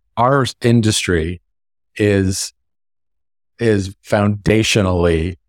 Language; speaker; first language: English; native; English